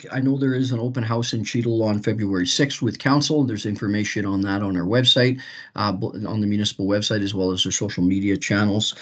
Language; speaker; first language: English; native; English